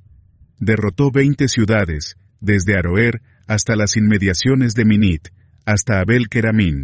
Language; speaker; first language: Spanish; native; Spanish